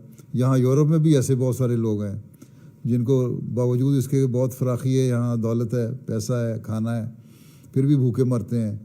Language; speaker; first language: Urdu; native; Urdu